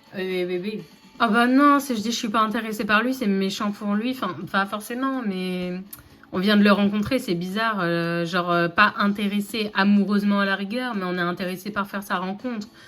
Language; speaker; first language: French; native; French